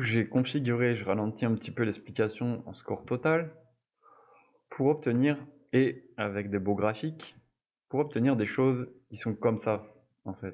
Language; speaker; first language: French; native; French